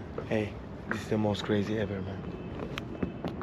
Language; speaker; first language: English; non-native, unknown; Swedish